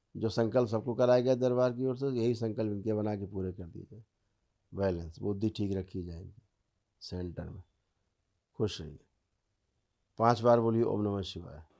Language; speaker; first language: Hindi; native; Hindi